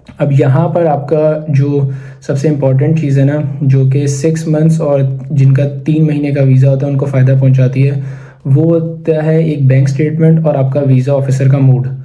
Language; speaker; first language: Urdu; native; Urdu